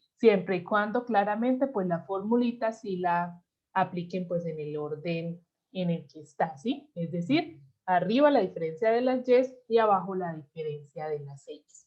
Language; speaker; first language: Spanish; native; Spanish